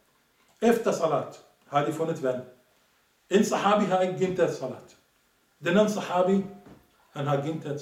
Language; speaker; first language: Danish; non-native, fluent; Arabic